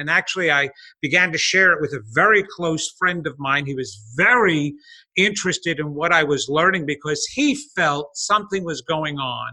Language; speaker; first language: English; native; English